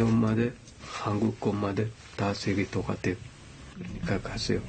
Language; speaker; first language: Korean; non-native, learner; Sinhala